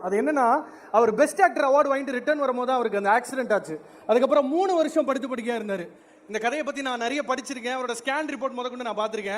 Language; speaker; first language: Tamil; native; Tamil